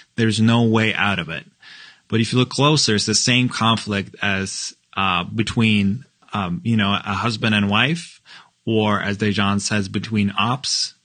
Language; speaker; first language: English; non-native, fluent; Norwegian